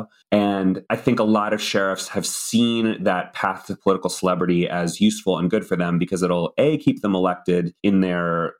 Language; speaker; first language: English; native; English